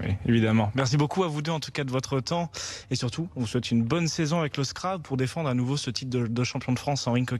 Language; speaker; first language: French; native; French